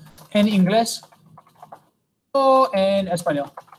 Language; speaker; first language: Spanish; non-native, fluent; English